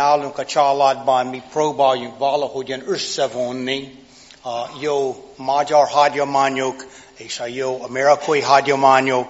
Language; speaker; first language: Hungarian; non-native, fluent; English